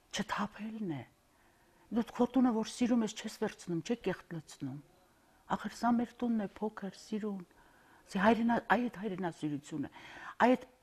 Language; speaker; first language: Armenian; native; Armenian